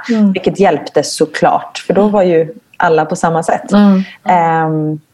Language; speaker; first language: Swedish; native; Swedish